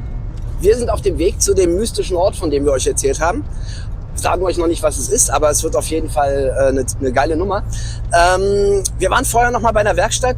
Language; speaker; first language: German; native; German